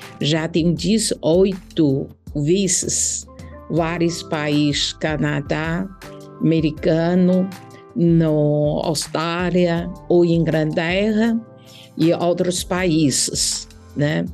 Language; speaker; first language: Portuguese; non-native, learner; Chinese